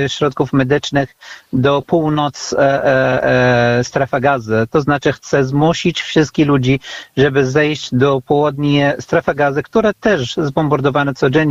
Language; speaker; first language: Polish; non-native, fluent; Arabic